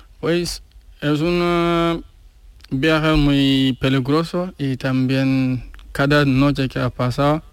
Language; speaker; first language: Spanish; non-native, learner; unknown